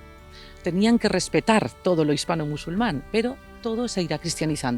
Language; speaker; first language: Spanish; native; Spanish